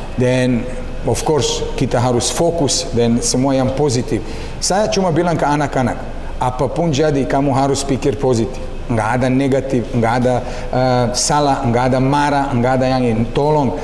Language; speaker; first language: Indonesian; non-native, learner; Serbian